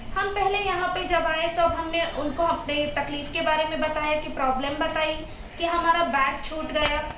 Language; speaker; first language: Hindi; non-native, local second language; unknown